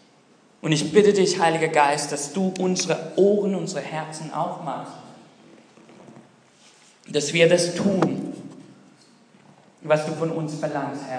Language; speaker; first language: German; non-native, fluent; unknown